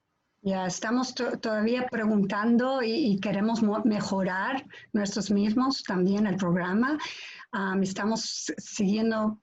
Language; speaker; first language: Spanish; non-native, fluent; English